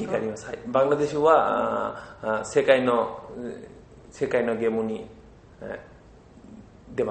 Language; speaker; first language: Japanese; non-native, learner; Bangla